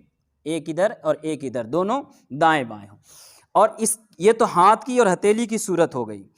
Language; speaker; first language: Urdu; native; Urdu